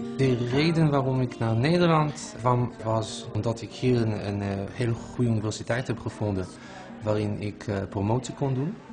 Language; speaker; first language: Dutch; non-native, fluent; Hebrew